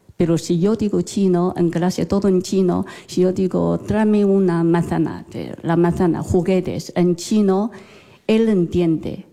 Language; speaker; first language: Spanish; non-native, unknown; Chinese